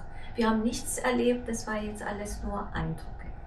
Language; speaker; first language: German; non-native, fluent; Arabic